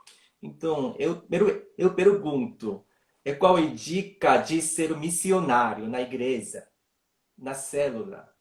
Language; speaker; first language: Portuguese; non-native, learner; Korean